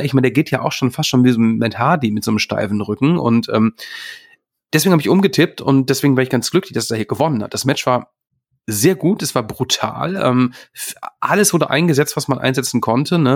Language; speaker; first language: German; native; German